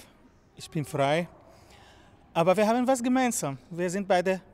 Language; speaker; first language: German; non-native, learner; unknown